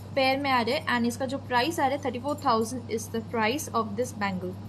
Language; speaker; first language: Hindi; non-native, local second language; Bangla